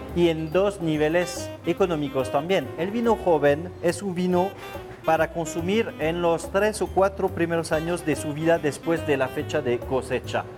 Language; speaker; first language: Spanish; non-native, fluent; French